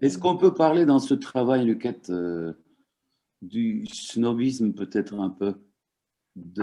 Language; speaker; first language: French; non-native, fluent; Turkish